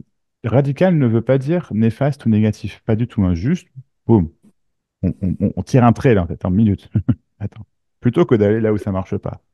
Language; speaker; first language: French; native; French